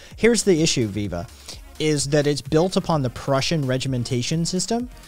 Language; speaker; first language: English; native; English